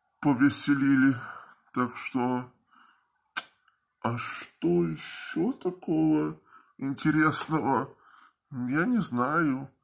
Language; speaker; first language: Russian; early bilingual, heritage; Russian